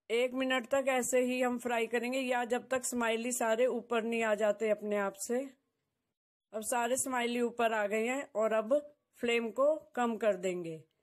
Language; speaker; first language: Hindi; native; Hindi